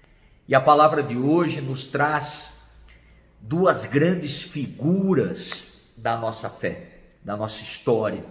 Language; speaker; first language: Portuguese; native; Portuguese